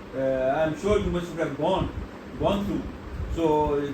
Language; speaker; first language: English; non-native, local second language; Urdu